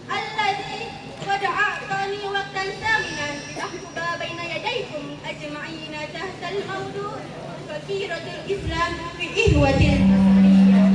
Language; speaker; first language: Arabic; non-native, learner; Indonesian